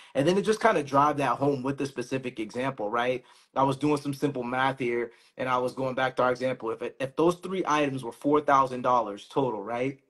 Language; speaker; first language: English; native; English